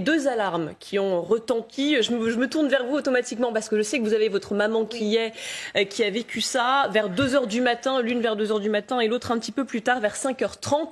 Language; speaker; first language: French; native; French